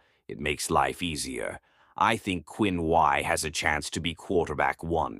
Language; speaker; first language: English; native; English